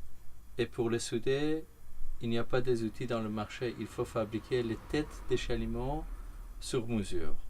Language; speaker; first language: French; non-native, fluent; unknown